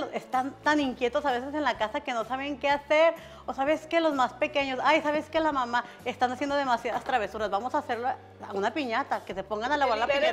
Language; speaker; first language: Spanish; native; Spanish